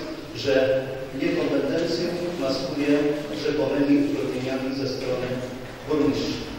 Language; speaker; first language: Polish; native; Polish